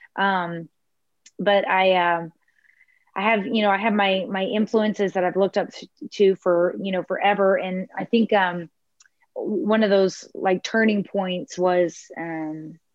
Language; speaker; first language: English; native; English